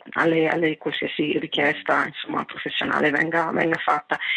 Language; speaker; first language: Italian; native; Italian